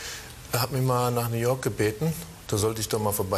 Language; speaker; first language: German; native; German